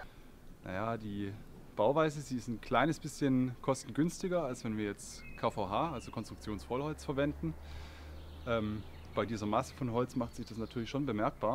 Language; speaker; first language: German; native; German